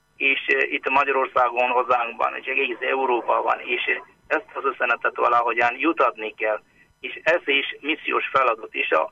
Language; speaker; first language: Hungarian; non-native, fluent; Malayalam